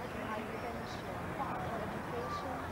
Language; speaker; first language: English; non-native, learner; Croatian